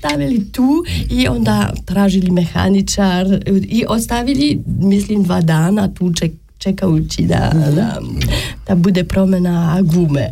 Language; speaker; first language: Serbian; non-native, learner; French